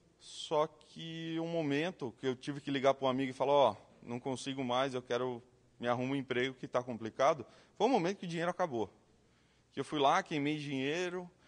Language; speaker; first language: Portuguese; native; Portuguese